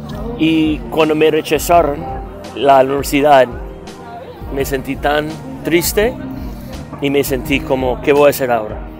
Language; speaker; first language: Spanish; non-native, fluent; English